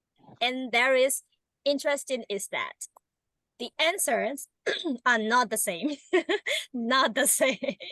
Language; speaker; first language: English; non-native, learner; Burmese